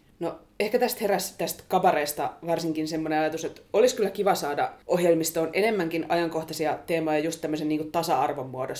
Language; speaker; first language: Finnish; native; Finnish